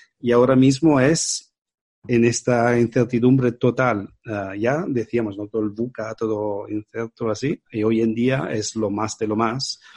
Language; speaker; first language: Spanish; non-native, fluent; Italian